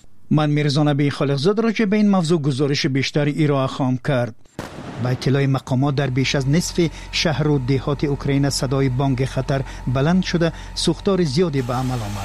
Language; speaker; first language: Tajik; native; Tajik